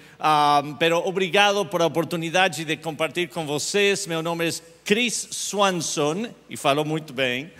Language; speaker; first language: Portuguese; non-native, learner; English